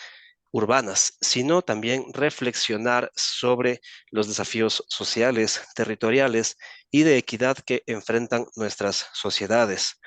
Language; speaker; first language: Spanish; native; Spanish